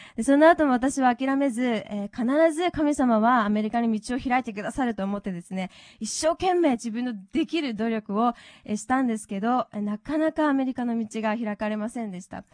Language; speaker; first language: Japanese; native; Japanese